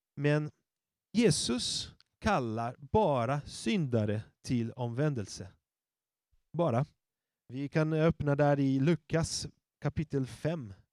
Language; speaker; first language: Swedish; non-native, fluent; Portuguese